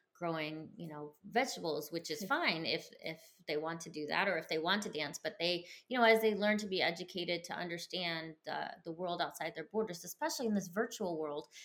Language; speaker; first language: English; native; English